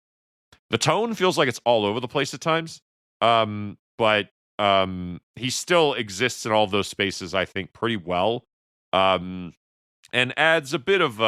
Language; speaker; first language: English; native; English